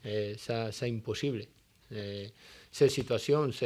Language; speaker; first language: French; non-native, learner; Spanish